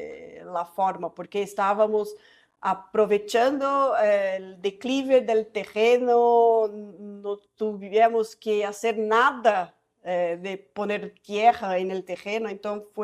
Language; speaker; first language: Spanish; non-native, fluent; Portuguese